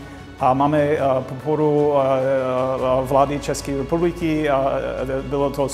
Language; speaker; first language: Czech; non-native, learner; Ukrainian